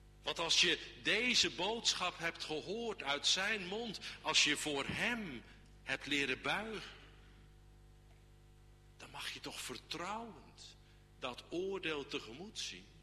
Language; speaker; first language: Dutch; native; Dutch